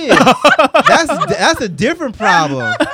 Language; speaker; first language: English; native; English